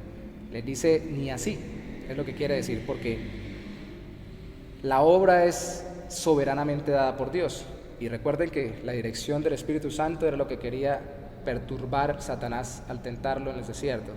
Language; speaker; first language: Spanish; native; Spanish